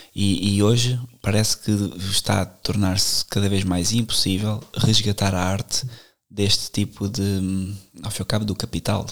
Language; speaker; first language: Portuguese; native; Portuguese